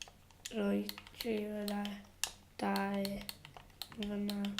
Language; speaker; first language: Welsh; non-native, local second language; English